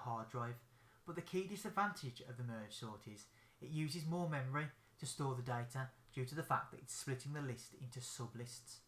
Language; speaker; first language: English; native; English